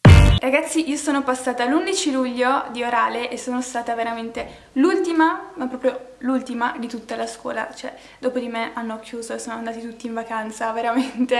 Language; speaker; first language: Italian; native; Italian